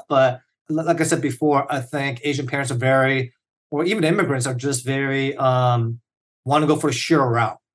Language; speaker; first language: English; early bilingual, other home language; Korean